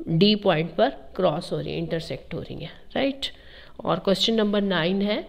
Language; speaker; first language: Hindi; native; Hindi